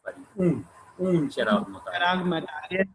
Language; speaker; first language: Persian; non-native, fluent; Urdu